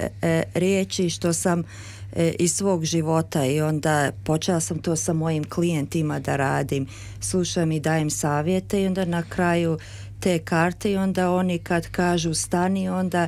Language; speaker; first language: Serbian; early bilingual, heritage; Serbian